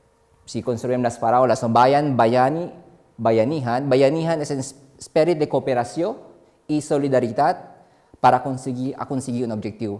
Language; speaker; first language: Spanish; non-native, fluent; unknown